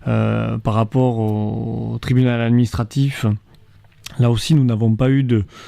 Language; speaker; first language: French; native; French